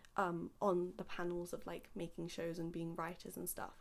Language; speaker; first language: English; early bilingual, other home language; Hindi